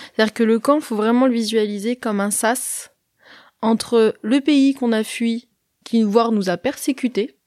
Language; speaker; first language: French; early bilingual, other home language; Arabic